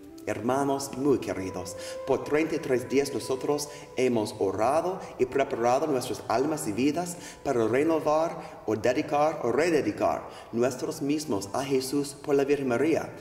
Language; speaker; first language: Spanish; non-native, learner; English